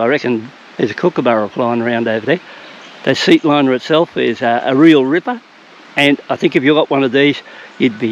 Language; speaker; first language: English; native; English